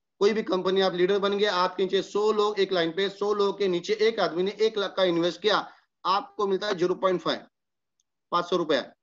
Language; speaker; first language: Hindi; non-native, local second language; Marathi